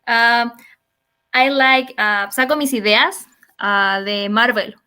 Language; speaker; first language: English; non-native, learner; Spanish